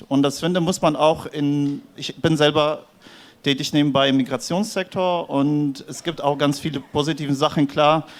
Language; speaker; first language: German; non-native, fluent; Arabic